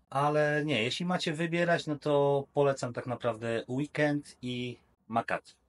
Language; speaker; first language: Polish; native; Polish